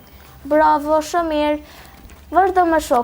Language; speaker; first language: Albanian; native; Albanian